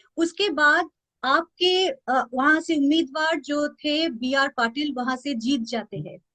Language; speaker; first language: Hindi; non-native, local second language; Bangla